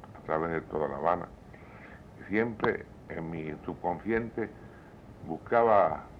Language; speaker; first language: Spanish; native; Spanish